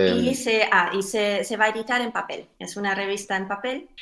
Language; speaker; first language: Spanish; non-native, fluent; German